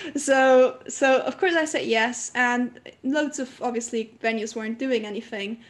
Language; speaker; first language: English; early bilingual, other home language; German